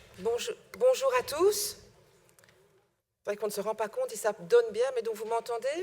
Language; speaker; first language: French; native; French